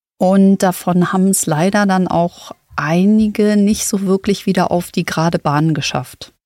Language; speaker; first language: German; native; German